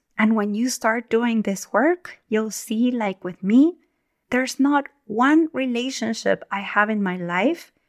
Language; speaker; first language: English; non-native, fluent; Spanish